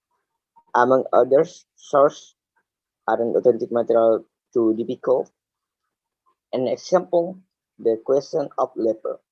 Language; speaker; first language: English; non-native, learner; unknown